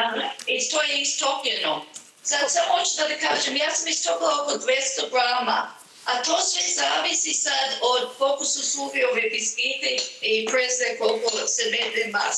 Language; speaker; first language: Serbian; early bilingual, heritage; Serbian